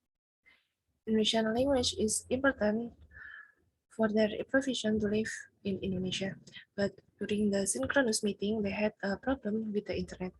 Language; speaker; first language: English; non-native, fluent; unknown